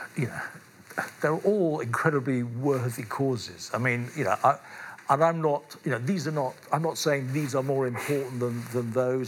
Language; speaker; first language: English; native; English